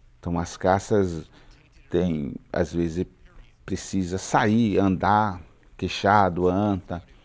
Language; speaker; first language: Portuguese; non-native, local second language; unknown